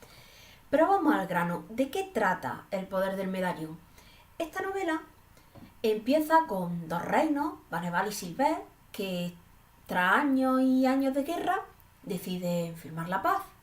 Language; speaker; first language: Spanish; native; Spanish